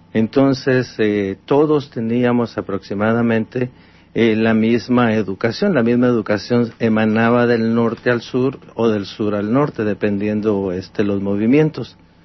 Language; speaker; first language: Spanish; native; Spanish